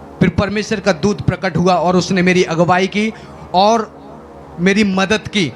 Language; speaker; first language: Hindi; native; Hindi